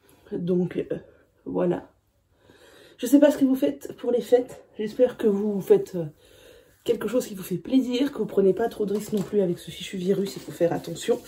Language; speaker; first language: French; native; French